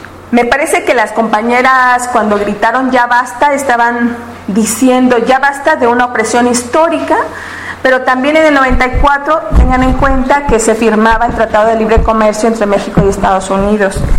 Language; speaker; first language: Spanish; native; Spanish